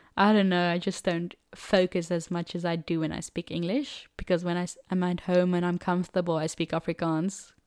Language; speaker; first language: English; non-native, local second language; Afrikaans